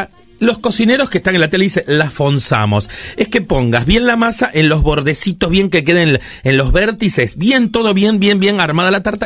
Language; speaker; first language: Spanish; native; Spanish